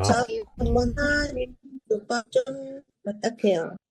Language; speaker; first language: Korean; non-native, learner; Mongolian